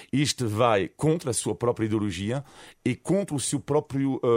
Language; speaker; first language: Portuguese; non-native, fluent; French